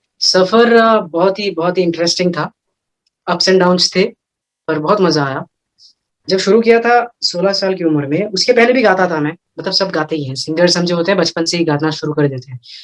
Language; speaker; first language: Hindi; non-native, local second language; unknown